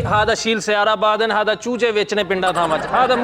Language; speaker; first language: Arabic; non-native, learner; Punjabi